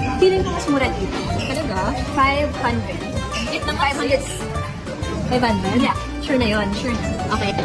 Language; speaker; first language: Filipino; native; Filipino